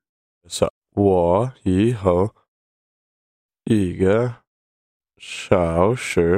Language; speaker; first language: Chinese; non-native, learner; English